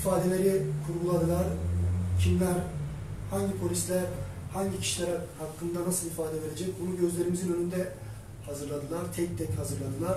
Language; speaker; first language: Turkish; native; Turkish